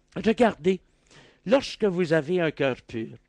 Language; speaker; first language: French; native; French